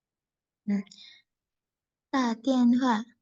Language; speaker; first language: Chinese; non-native, fluent; Indonesian